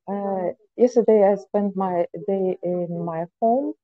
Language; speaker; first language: English; non-native, learner; Ukrainian